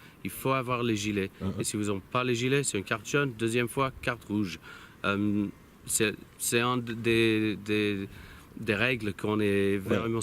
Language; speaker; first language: French; non-native, learner; English